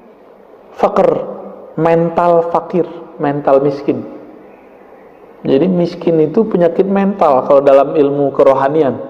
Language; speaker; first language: Indonesian; native; Indonesian